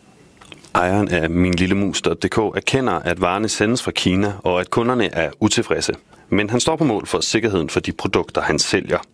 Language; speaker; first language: Danish; native; Danish